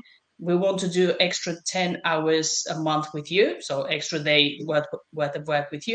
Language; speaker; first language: English; non-native, fluent; Bulgarian